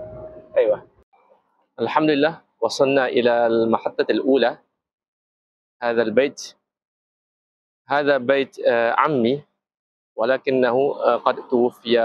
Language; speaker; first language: Arabic; non-native, fluent; Malay